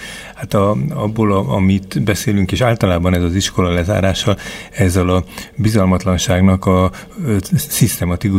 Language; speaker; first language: Hungarian; native; Hungarian